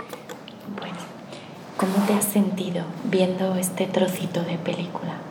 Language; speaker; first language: Spanish; native; Spanish